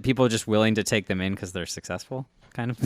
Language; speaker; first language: English; native; English